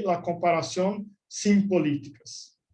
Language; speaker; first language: Spanish; non-native, fluent; Portuguese